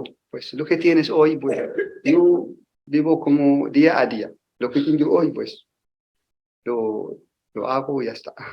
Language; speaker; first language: Spanish; non-native, learner; Arabic